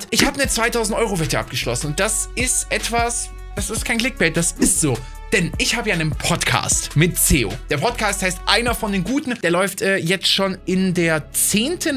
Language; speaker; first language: German; native; German